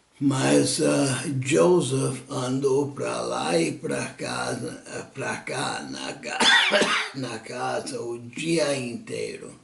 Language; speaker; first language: Portuguese; non-native, fluent; English